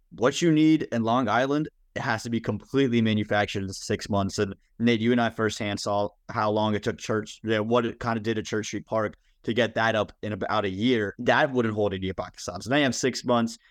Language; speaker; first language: English; native; English